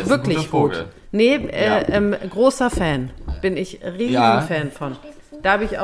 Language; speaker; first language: German; native; German